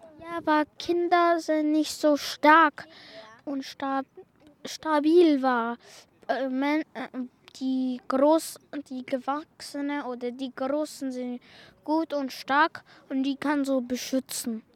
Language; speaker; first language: German; non-native, local second language; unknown